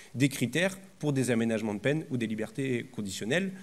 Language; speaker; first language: French; native; French